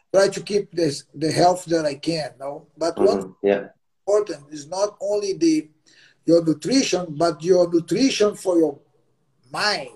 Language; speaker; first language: English; non-native, learner; Portuguese